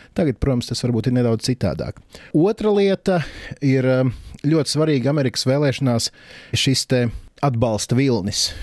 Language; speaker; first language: Latvian; native; Latvian